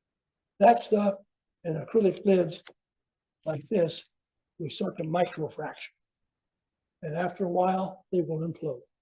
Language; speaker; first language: English; native; English